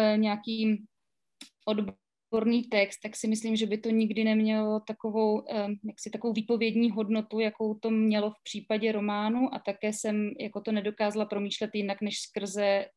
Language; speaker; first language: Czech; native; Czech